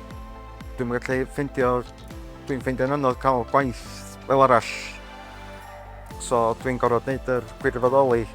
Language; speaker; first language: Welsh; native; Welsh